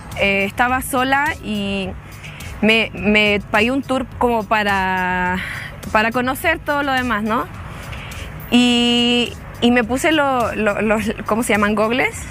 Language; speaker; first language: Spanish; native; Spanish